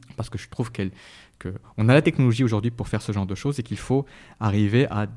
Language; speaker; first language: French; non-native, local second language; Arabic